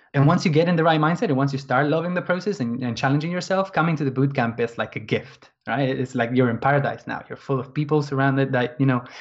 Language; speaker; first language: English; non-native, fluent; Spanish